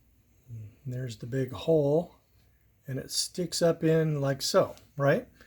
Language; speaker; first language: English; native; English